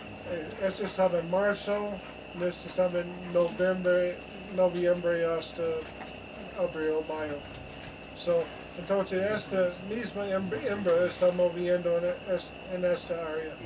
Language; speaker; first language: Spanish; non-native, learner; English